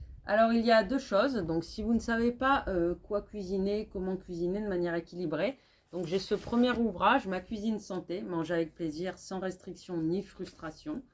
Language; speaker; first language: French; native; French